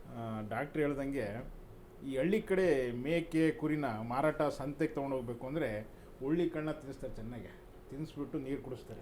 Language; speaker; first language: Kannada; native; Kannada